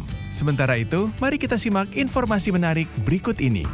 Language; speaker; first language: Indonesian; native; Indonesian